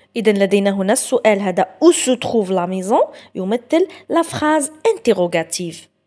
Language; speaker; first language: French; non-native, local second language; Arabic